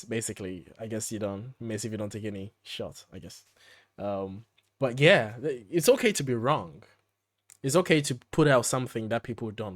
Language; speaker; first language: English; native; English